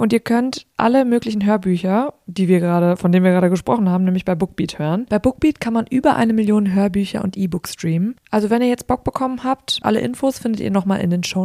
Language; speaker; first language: German; native; German